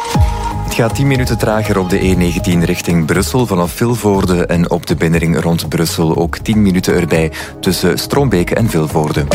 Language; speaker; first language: Dutch; native; Dutch